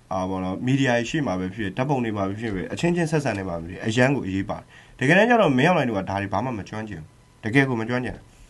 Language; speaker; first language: Burmese; native; Burmese